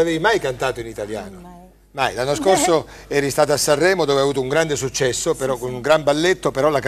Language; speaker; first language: Italian; native; Italian